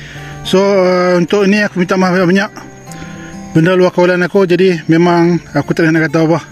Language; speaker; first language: Malay; native; Malay